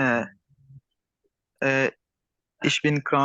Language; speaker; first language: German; non-native, learner; Urdu